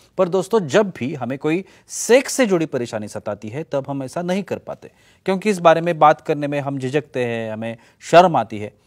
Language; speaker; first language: Hindi; non-native, local second language; Marathi